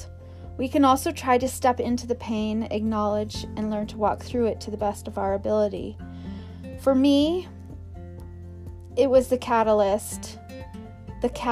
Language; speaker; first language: English; native; English